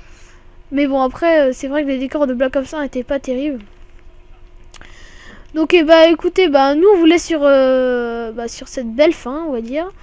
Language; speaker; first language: French; native; French